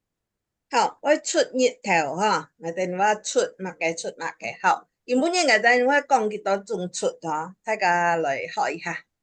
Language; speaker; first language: Chinese; early bilingual, heritage; Chinese